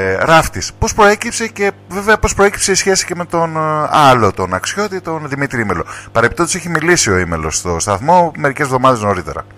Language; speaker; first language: Greek; native; Greek